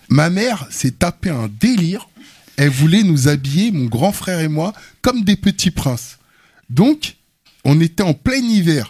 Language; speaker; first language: French; early bilingual, other home language; Wolof